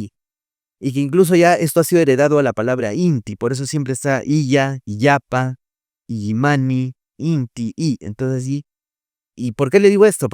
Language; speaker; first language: Spanish; native; Spanish